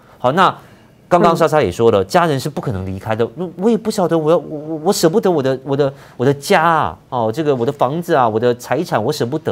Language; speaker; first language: Chinese; native; Chinese